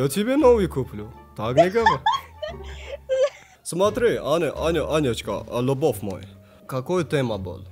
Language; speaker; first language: Russian; non-native, learner; Tajik